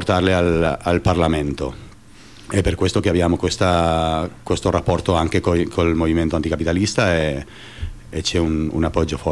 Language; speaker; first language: Italian; non-native, fluent; Catalan